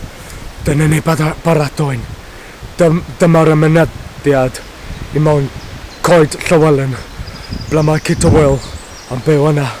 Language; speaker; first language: Welsh; non-native, learner; English